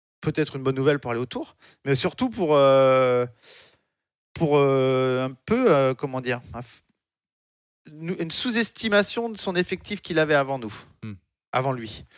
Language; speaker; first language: French; native; French